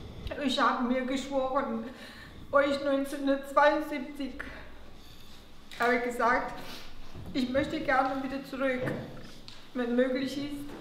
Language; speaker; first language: German; non-native, learner; Romanian